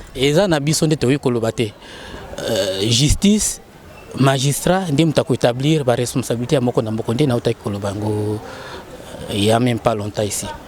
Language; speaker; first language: Lingala; native; Lingala